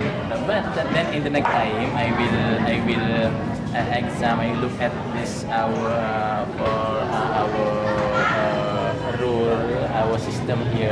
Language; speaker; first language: English; non-native, fluent; Indonesian